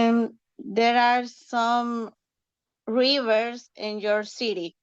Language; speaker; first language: English; non-native, learner; Spanish